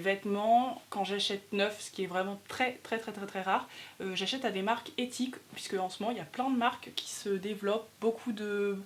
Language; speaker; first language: French; native; French